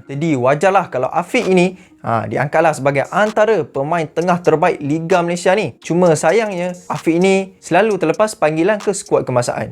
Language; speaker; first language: Malay; native; Malay